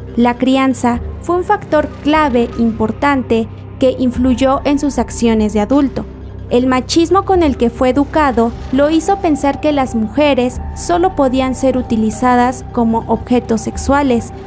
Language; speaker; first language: Spanish; native; Spanish